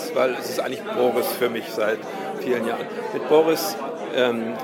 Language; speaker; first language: German; native; German